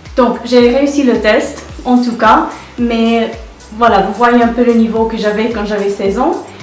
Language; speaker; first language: French; non-native, fluent; Russian